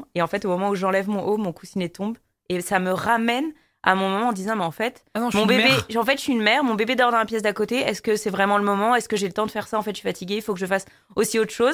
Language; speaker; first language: French; native; French